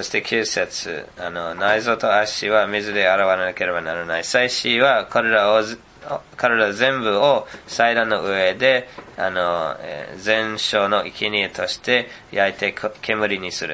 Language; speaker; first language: Japanese; non-native, fluent; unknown